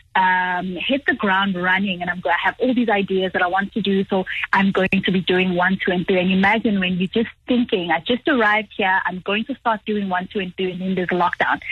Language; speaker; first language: English; non-native, local second language; Zulu